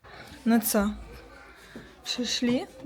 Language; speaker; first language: Polish; non-native, fluent; Ukrainian